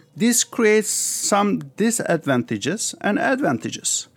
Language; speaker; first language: English; early bilingual, other home language; Turkish